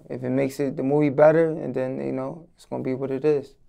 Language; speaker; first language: English; native; English